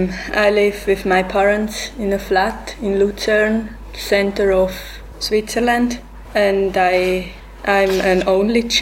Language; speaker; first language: English; non-native, learner; Swiss German